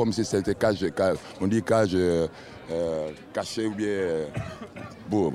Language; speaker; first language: French; non-native, local second language; Lingala